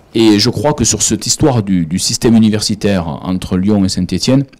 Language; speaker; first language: French; native; French